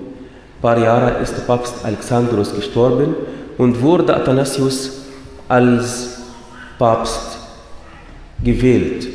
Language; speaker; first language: German; non-native, fluent; Arabic